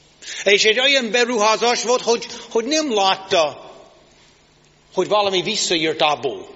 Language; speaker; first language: Hungarian; non-native, fluent; English